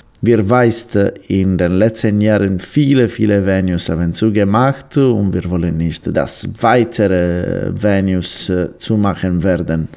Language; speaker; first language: German; non-native, learner; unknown